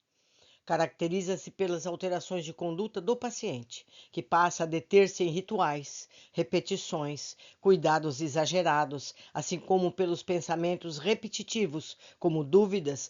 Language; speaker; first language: Portuguese; native; Portuguese